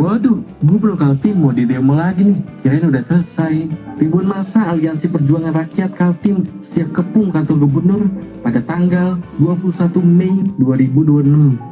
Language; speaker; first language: Indonesian; native; Indonesian